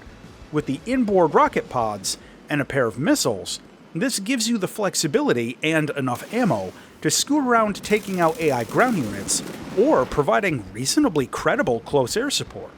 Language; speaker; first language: English; native; English